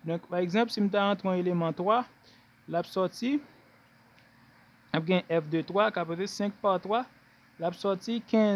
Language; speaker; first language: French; non-native, local second language; Haitian Creole